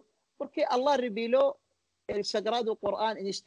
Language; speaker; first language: Spanish; non-native, learner; Arabic